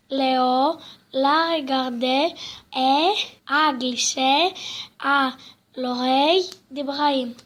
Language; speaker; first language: French; non-native, learner; Greek